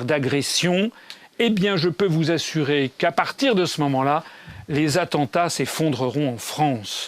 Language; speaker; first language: French; native; French